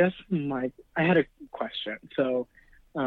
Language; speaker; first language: English; native; English